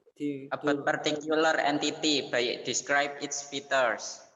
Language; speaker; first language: English; non-native, learner; Indonesian